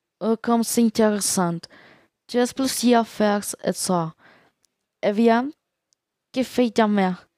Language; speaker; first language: French; non-native, learner; Spanish